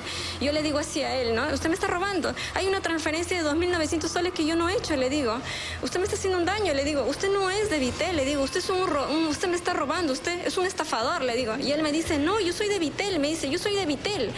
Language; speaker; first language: Spanish; native; Spanish